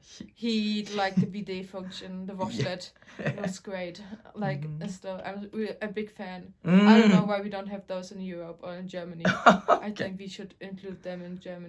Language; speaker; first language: English; non-native, fluent; German